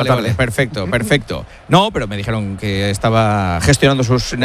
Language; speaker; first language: Spanish; native; Spanish